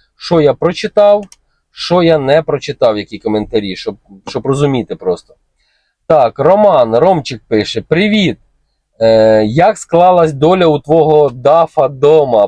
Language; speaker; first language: Ukrainian; non-native, local second language; Russian